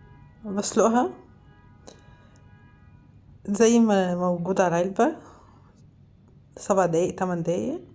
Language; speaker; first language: Arabic; native; Arabic